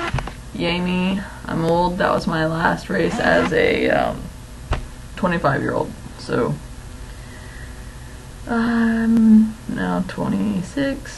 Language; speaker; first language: English; native; English